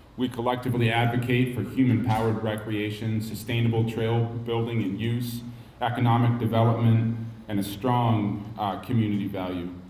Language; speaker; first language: English; native; English